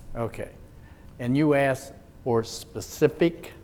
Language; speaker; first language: English; native; English